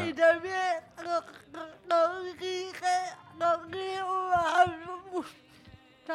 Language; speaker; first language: Spanish; non-native, learner; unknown